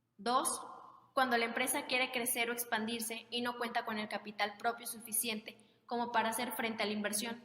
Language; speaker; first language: Spanish; native; Spanish